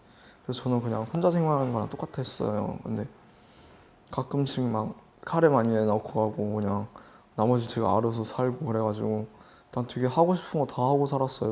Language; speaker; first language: Korean; early bilingual, other home language; Chinese